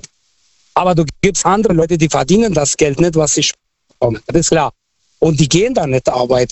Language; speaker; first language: German; non-native, fluent; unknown